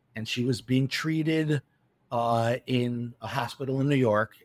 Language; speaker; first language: English; native; English